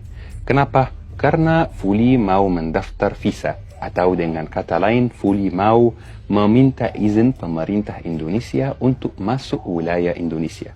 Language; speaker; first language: Indonesian; non-native, fluent; Arabic